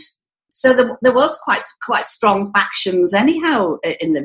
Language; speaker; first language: English; native; English